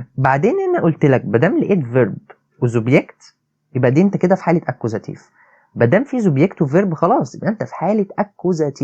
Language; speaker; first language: Arabic; native; Arabic